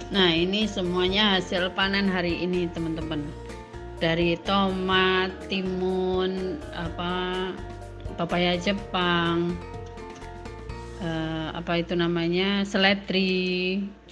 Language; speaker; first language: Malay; non-native, local second language; Javanese